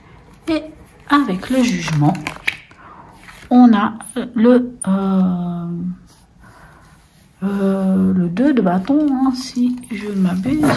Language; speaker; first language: French; native; French